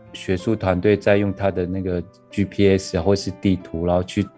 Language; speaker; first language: Chinese; non-native, local second language; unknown